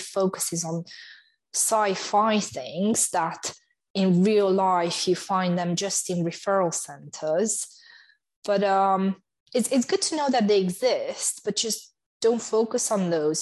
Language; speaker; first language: English; non-native, fluent; Romanian